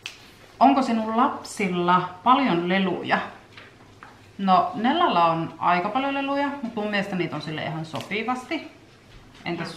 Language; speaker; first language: Finnish; native; Finnish